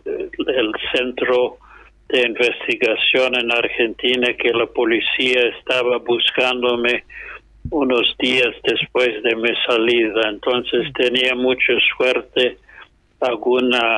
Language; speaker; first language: Spanish; non-native, fluent; English